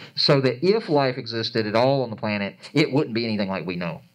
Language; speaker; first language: English; native; English